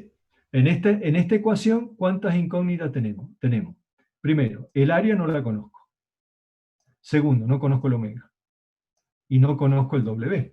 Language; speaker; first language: Spanish; native; Spanish